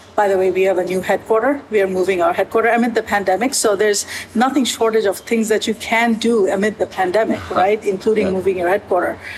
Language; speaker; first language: English; native; English